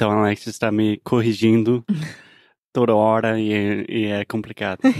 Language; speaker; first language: Portuguese; non-native, fluent; English